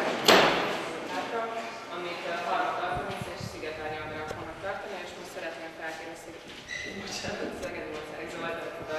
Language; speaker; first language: Hungarian; native; Hungarian